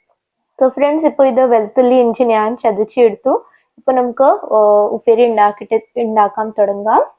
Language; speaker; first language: Malayalam; non-native, fluent; Hindi